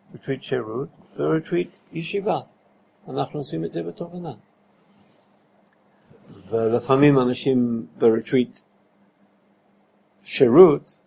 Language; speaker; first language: Hebrew; non-native, fluent; English